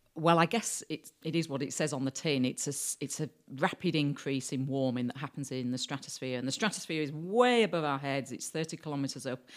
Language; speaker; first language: English; native; English